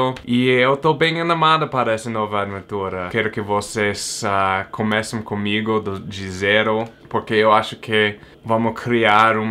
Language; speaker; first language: Portuguese; non-native, fluent; English